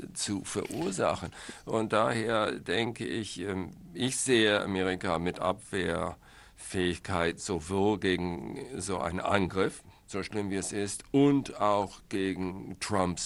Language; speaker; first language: German; non-native, fluent; English